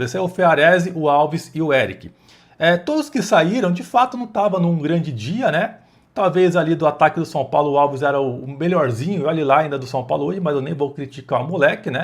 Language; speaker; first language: Portuguese; native; Portuguese